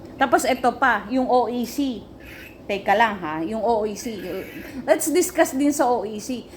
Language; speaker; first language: Filipino; native; Filipino